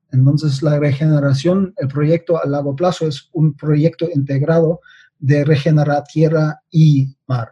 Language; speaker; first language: Spanish; non-native, fluent; German